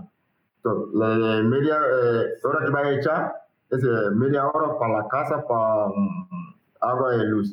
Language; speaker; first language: Spanish; non-native, learner; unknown